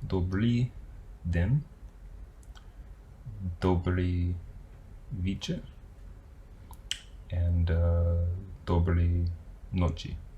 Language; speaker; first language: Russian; non-native, learner; English